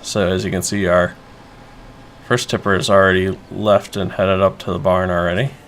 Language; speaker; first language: English; native; English